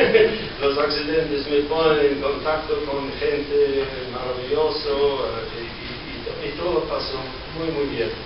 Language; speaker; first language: Spanish; non-native, learner; English